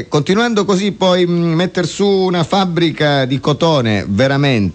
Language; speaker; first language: Italian; native; Italian